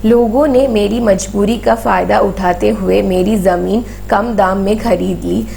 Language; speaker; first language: Hindi; non-native, local second language; Malayalam